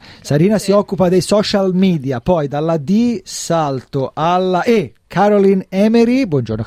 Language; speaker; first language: Italian; native; Italian